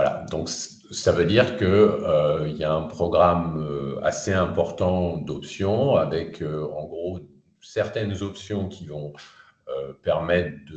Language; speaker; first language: French; native; French